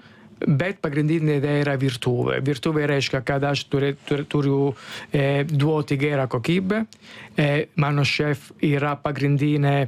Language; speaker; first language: Lithuanian; non-native, learner; Italian